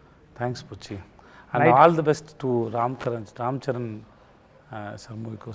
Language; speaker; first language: Telugu; non-native, learner; Tamil